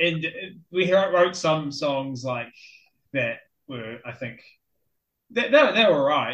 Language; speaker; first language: English; native; English